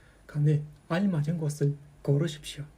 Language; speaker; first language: Korean; non-native, fluent; Kazakh